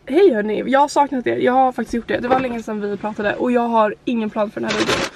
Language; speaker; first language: Swedish; native; Swedish